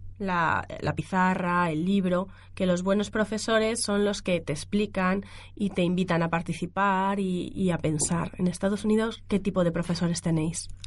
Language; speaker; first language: Spanish; native; Spanish